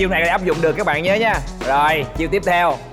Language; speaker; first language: Vietnamese; native; Vietnamese